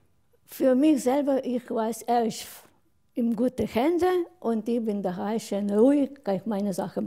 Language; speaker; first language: German; non-native, learner; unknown